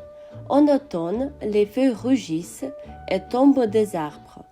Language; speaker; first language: French; non-native, fluent; Russian